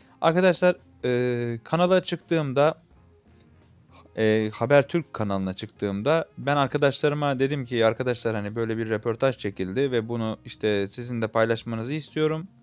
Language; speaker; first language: Turkish; native; Turkish